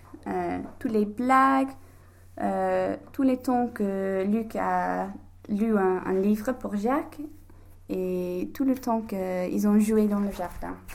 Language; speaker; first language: French; non-native, learner; English